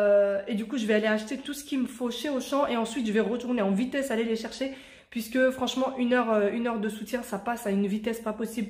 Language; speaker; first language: French; native; French